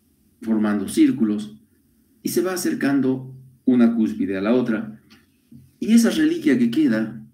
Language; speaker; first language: Spanish; native; Spanish